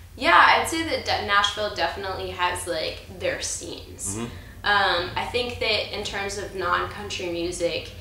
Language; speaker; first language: English; native; English